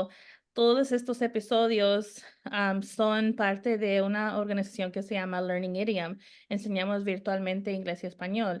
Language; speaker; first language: Spanish; early bilingual, heritage; Spanish